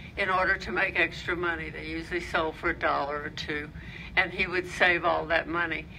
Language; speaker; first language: English; native; English